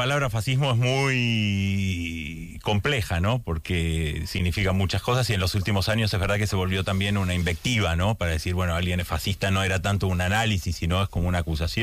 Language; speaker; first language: Spanish; native; Spanish